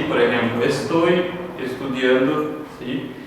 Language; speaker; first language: Spanish; non-native, fluent; Portuguese